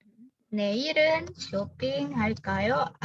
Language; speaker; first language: Korean; non-native, fluent; Indonesian